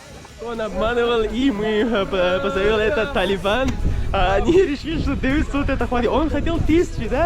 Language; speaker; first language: Russian; non-native, learner; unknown